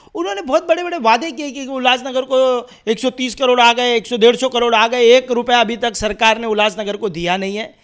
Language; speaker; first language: Hindi; non-native, local second language; Marathi